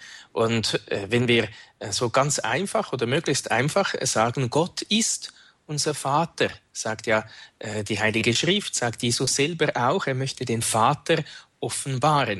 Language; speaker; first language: German; native; German